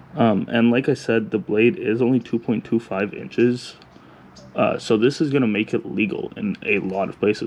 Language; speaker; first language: English; native; English